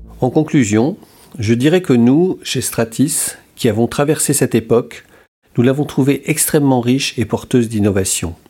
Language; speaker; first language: French; native; French